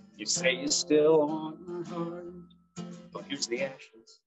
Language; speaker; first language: English; native; English